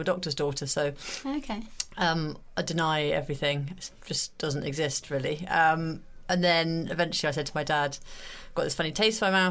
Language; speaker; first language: English; native; English